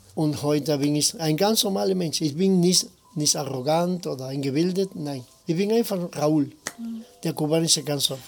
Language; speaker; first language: German; non-native, fluent; Spanish